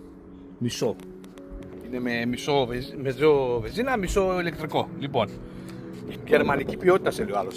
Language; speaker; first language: Greek; native; Greek